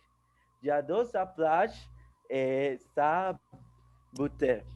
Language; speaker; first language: French; non-native, learner; Spanish